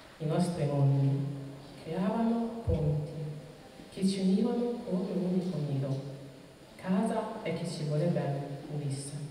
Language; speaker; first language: Italian; early bilingual, other home language; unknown